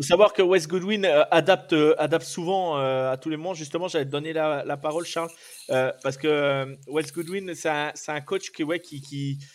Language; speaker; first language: French; native; French